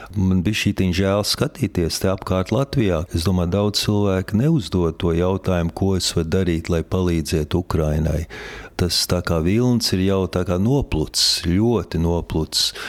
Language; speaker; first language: Latvian; early bilingual, heritage; Latvian